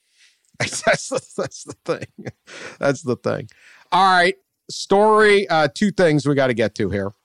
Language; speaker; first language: English; native; English